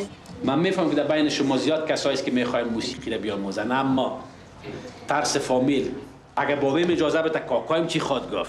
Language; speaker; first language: Persian; native; Persian